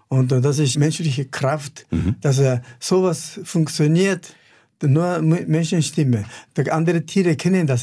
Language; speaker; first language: German; non-native, fluent; Japanese